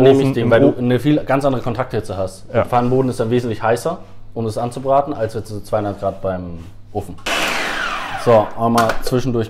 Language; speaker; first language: German; native; German